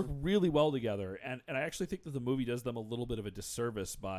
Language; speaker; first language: English; native; English